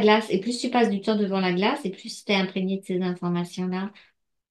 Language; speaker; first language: French; native; French